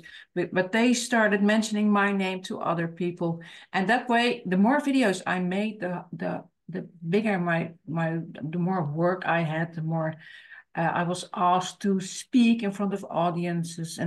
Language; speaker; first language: English; non-native, fluent; Dutch